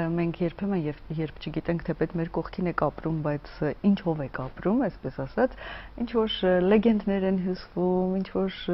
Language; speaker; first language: Armenian; native; Armenian